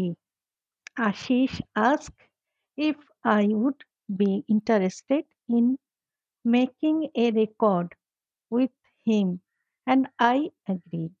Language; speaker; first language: English; non-native, local second language; Bangla